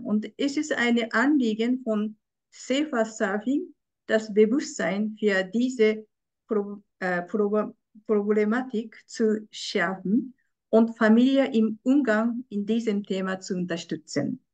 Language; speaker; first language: German; non-native, fluent; Japanese